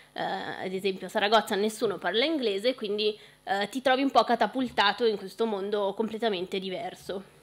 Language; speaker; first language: Italian; native; Italian